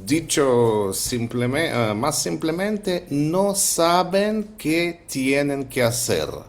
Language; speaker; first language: Spanish; non-native, fluent; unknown